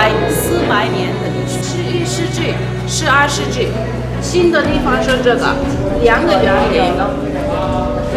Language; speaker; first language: Chinese; non-native, learner; Persian